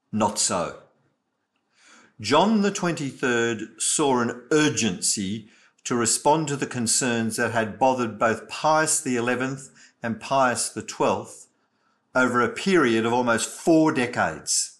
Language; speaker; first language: English; native; English